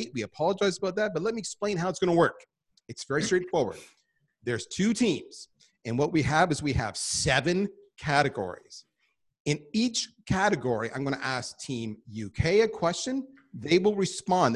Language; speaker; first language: English; native; English